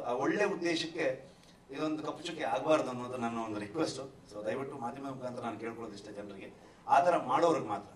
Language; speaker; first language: Kannada; native; Kannada